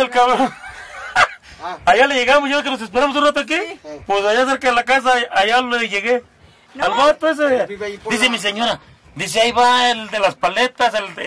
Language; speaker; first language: Spanish; native; Spanish